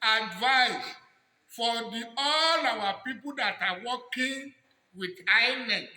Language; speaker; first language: English; non-native, local second language; Yoruba